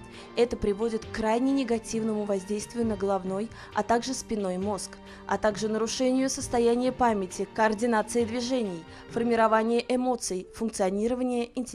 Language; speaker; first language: Russian; native; Russian